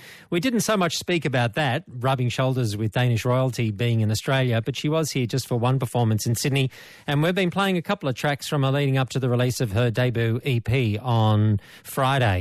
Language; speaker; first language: English; native; English